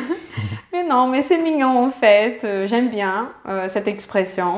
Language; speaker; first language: French; non-native, fluent; Portuguese